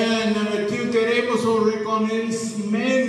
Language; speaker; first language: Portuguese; non-native, learner; English